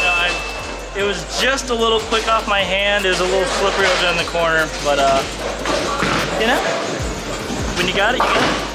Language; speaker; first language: English; native; English